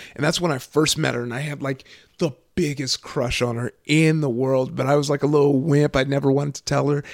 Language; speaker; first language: English; native; English